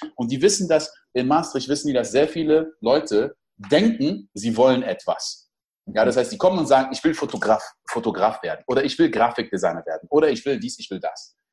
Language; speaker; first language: German; early bilingual, other home language; French